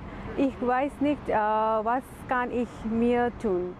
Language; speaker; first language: German; non-native, learner; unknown